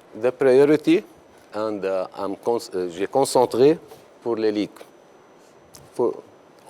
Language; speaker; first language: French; non-native, learner; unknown